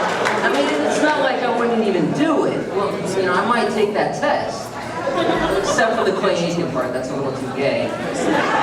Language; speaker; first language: English; native; English